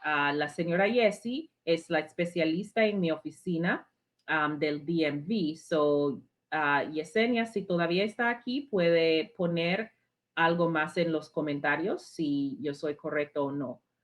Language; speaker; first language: Spanish; non-native, fluent; English